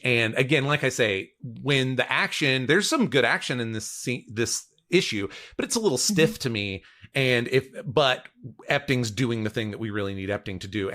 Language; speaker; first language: English; native; English